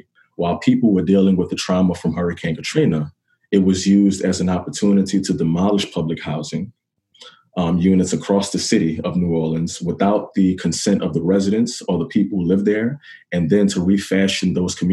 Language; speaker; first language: English; native; English